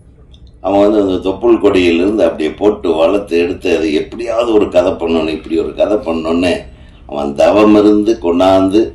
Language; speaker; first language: Tamil; native; Tamil